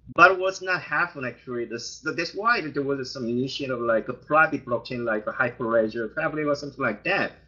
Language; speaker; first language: English; non-native, fluent; Korean